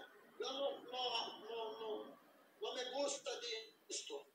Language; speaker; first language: Spanish; non-native, learner; Portuguese